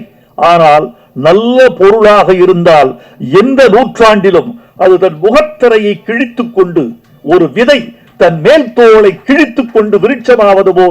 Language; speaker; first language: Tamil; native; Tamil